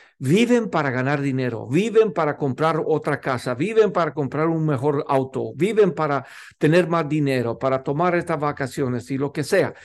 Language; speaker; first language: Spanish; non-native, local second language; English